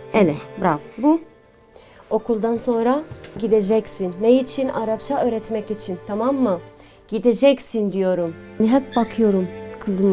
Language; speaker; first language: Turkish; non-native, learner; Arabic